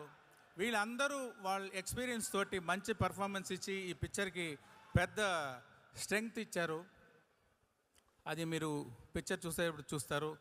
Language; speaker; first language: Telugu; non-native, local second language; Tamil